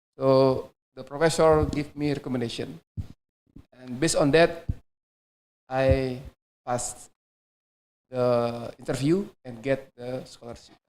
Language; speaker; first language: English; non-native, fluent; Indonesian